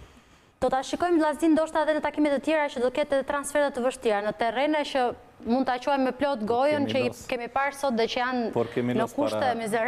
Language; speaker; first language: Albanian; native; Albanian